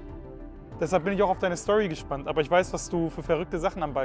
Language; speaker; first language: German; native; German